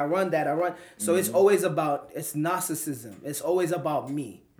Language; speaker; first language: English; non-native, local second language; Ganda